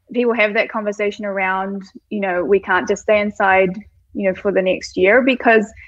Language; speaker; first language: English; native; English